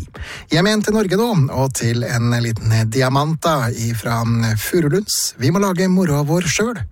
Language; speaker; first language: Norwegian; native; Norwegian